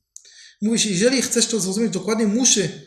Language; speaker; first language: Polish; non-native, learner; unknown